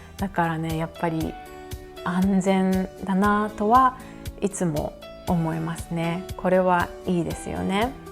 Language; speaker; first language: Japanese; native; Japanese